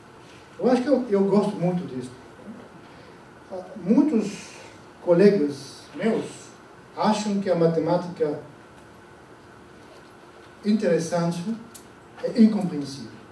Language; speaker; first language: Portuguese; non-native, fluent; French